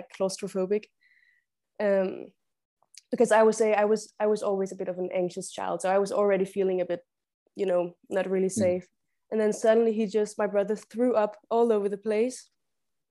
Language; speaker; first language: English; non-native, fluent; Danish